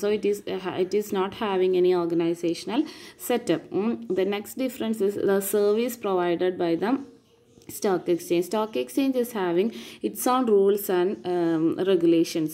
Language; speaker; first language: English; non-native, local second language; Malayalam